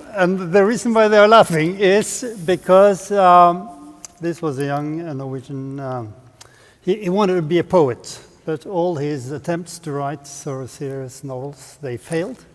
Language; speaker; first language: English; non-native, fluent; Norwegian